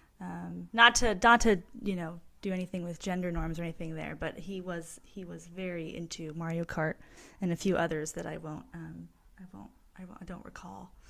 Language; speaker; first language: English; native; English